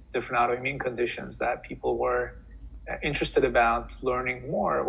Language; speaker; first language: English; non-native, fluent; Turkish